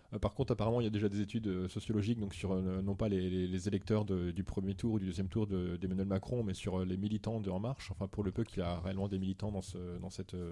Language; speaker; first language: French; native; French